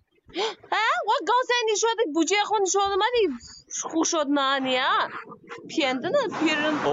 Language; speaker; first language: Chinese; non-native, local second language; Uyghur